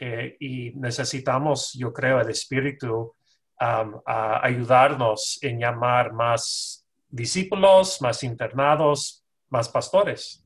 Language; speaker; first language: Spanish; non-native, fluent; English